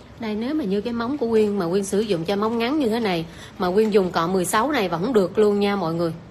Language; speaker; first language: Vietnamese; native; Vietnamese